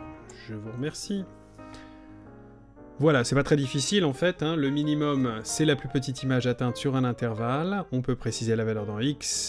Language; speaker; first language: French; native; French